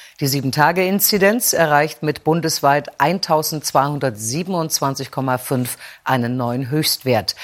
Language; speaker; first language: German; native; German